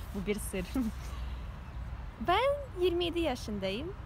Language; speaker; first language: Turkish; non-native, learner; Russian